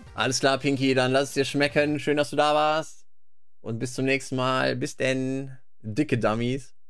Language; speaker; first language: German; native; German